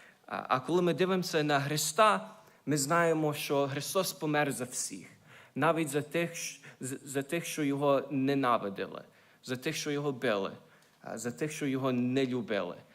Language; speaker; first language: Ukrainian; early bilingual, heritage; Ukrainian